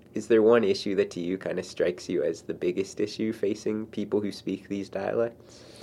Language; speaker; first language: English; native; English